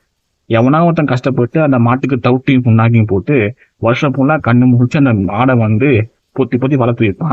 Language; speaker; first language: Tamil; native; Tamil